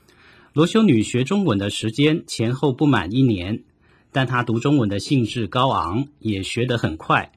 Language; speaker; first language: Chinese; native; Chinese